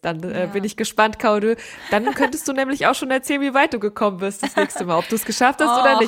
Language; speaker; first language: German; native; German